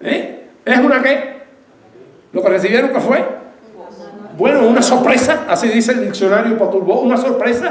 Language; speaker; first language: Spanish; native; Spanish